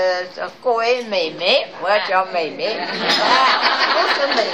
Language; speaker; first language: Chinese; non-native, local second language; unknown